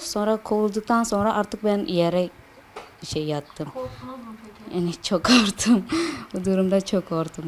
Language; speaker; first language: Turkish; non-native, fluent; Indonesian